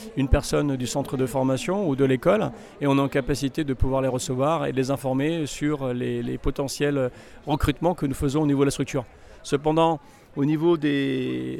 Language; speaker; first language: French; native; French